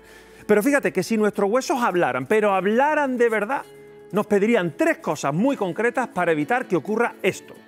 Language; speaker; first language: Spanish; native; Spanish